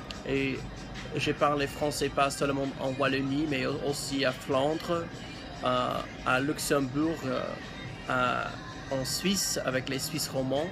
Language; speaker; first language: French; non-native, learner; English